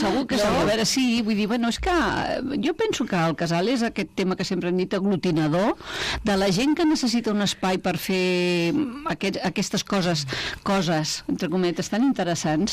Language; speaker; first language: Catalan; native; Catalan